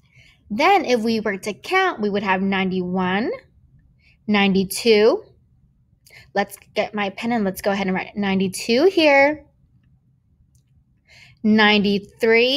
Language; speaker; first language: English; native; English